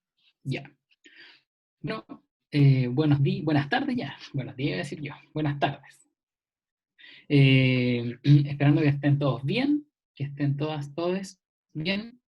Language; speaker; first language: Spanish; native; Spanish